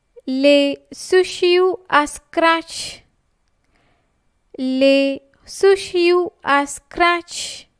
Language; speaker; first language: French; non-native, fluent; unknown